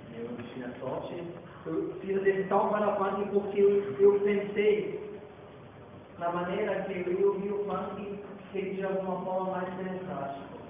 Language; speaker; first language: Portuguese; non-native, fluent; German